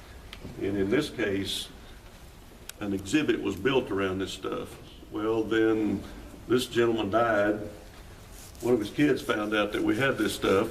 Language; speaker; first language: English; native; English